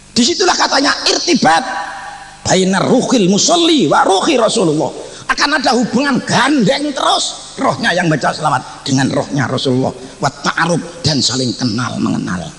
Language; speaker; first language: Indonesian; non-native, local second language; Javanese